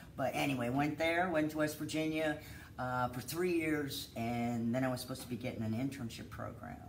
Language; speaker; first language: English; native; English